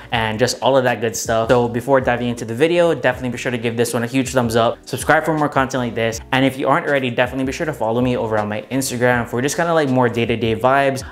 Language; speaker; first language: English; native; English